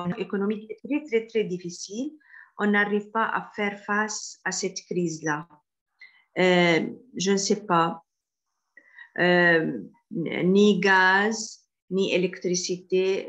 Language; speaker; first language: French; non-native, fluent; Arabic